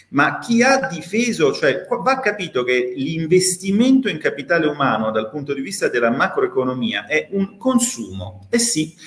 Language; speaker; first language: Italian; native; Italian